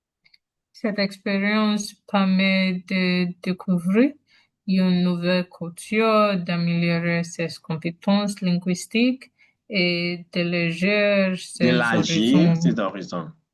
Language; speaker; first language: French; non-native, learner; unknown